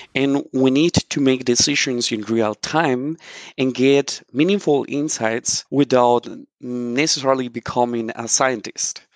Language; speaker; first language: English; non-native, fluent; Spanish